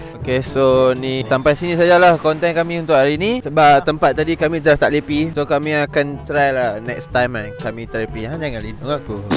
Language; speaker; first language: Malay; native; Malay